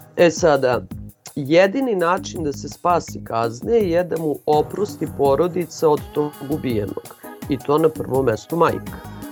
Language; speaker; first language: Serbian; native; Serbian